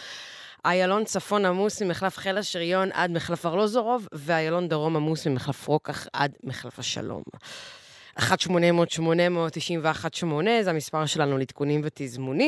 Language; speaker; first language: Hebrew; native; Hebrew